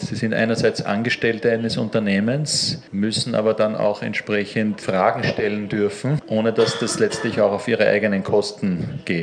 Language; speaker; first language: German; native; German